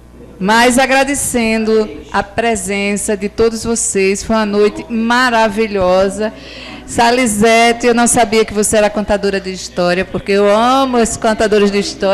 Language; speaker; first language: Portuguese; native; Portuguese